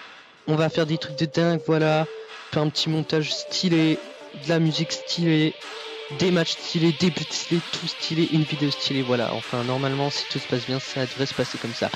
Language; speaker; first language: French; native; French